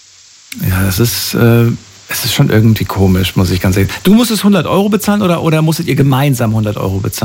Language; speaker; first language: German; native; German